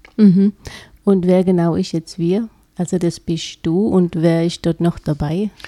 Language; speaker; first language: German; native; German